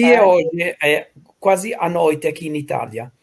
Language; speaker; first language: Portuguese; non-native, fluent; Italian